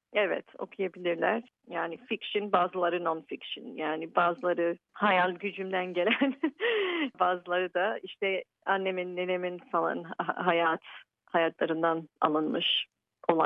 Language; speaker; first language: Turkish; early bilingual, heritage; Turkish